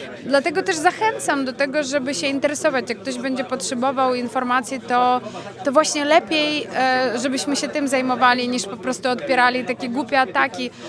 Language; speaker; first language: Polish; non-native, fluent; Ukrainian